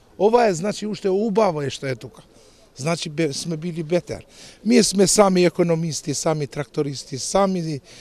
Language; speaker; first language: Macedonian; non-native, local second language; Albanian